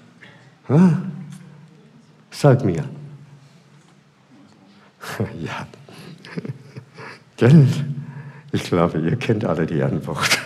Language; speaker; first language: German; non-native, fluent; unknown